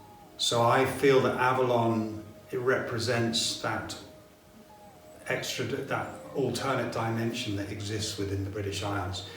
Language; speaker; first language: English; native; English